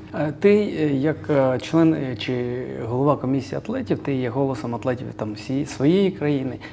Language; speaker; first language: Ukrainian; early bilingual, other home language; Georgian